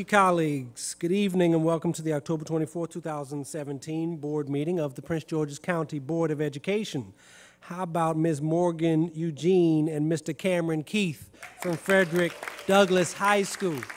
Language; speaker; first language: English; native; English